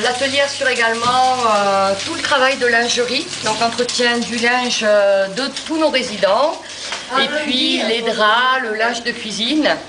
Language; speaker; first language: French; native; French